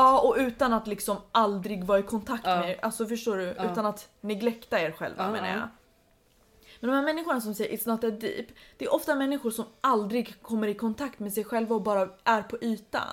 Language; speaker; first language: Swedish; native; Swedish